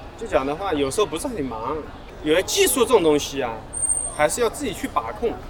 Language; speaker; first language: Chinese; native; Chinese